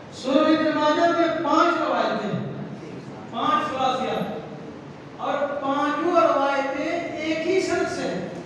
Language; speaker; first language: Urdu; native; Urdu